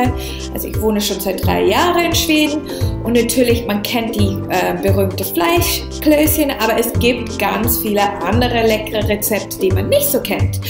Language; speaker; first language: German; non-native, fluent; English